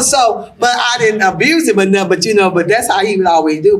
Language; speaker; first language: English; native; English